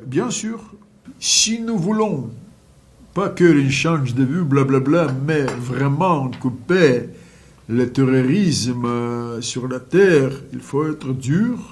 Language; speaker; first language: French; non-native, fluent; Russian